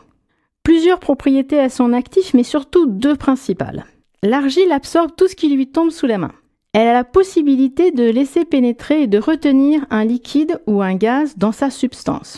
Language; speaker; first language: French; native; French